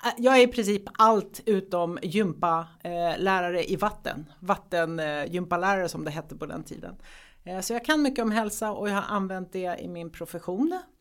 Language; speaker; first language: Swedish; early bilingual, other home language; Greek